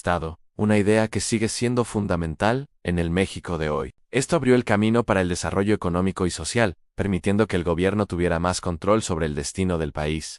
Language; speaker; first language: Spanish; native; Spanish